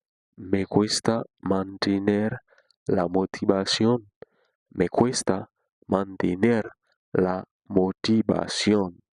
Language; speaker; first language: Spanish; non-native, fluent; Haitian Creole